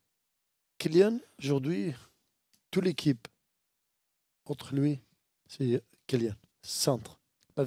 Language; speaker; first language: French; non-native, learner; Arabic